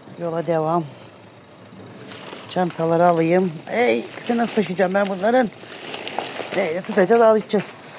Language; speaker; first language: Turkish; native; Turkish